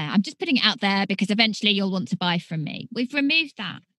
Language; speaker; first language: English; native; English